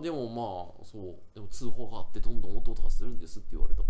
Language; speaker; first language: Japanese; native; Japanese